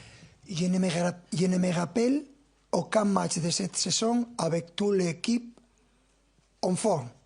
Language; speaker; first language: French; non-native, fluent; Spanish